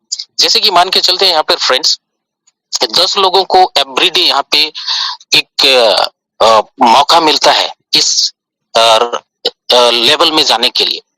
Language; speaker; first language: Hindi; native; Hindi